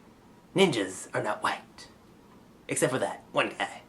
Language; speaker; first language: English; native; English